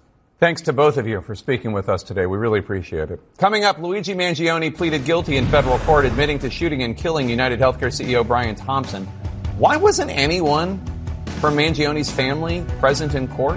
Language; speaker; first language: English; native; English